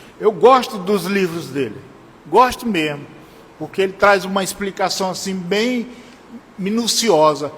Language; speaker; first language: Portuguese; native; Portuguese